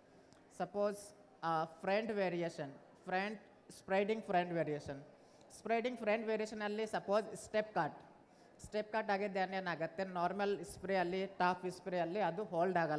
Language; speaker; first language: Kannada; non-native, learner; Bangla